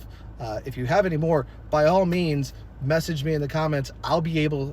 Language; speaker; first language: English; native; English